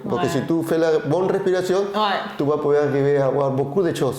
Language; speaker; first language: French; non-native, learner; Spanish